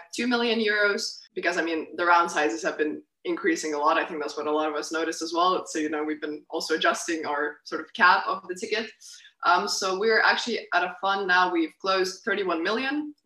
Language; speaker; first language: English; non-native, fluent; Lithuanian